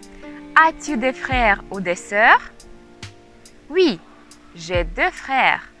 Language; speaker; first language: French; non-native, fluent; Russian